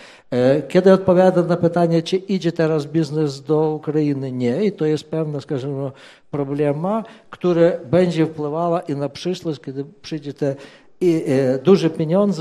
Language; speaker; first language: Polish; non-native, fluent; Ukrainian